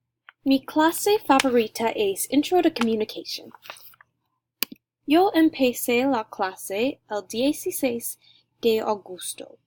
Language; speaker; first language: Spanish; non-native, learner; English